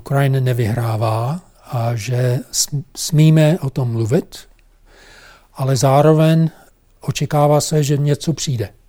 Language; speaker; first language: Czech; non-native, fluent; English